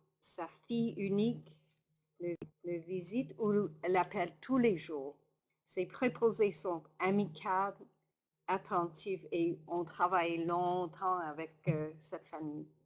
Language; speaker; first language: French; non-native, local second language; English